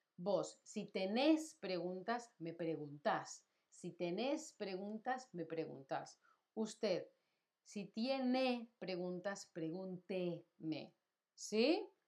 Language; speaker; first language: Spanish; native; Spanish